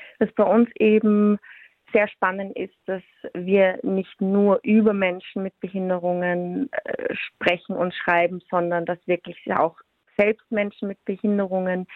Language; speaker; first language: German; native; German